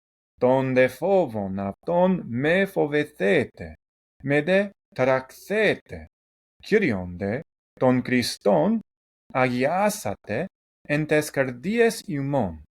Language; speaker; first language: Greek; non-native, learner; English